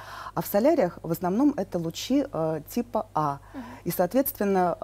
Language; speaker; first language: Russian; native; Russian